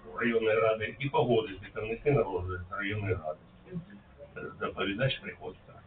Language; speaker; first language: Ukrainian; non-native, local second language; Russian